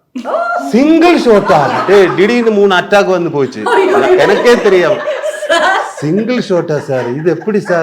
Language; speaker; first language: Tamil; non-native, learner; Malayalam